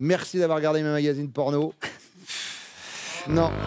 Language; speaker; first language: French; native; French